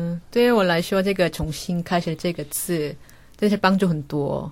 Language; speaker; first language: Chinese; non-native, fluent; Korean